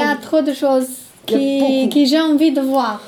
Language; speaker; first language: French; non-native, learner; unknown